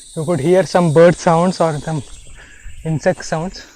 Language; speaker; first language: English; non-native, local second language; Telugu